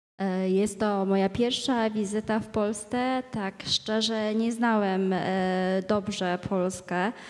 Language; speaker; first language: Polish; non-native, fluent; Korean